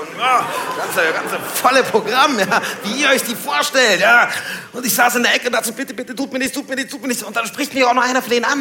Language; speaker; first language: German; native; German